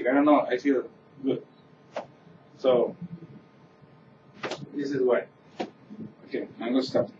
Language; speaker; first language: English; non-native, learner; Spanish